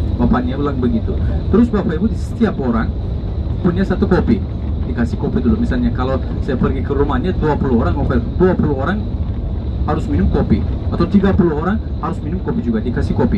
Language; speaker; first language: Indonesian; non-native, fluent; Turkish